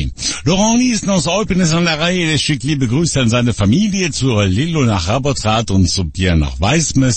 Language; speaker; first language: German; native; German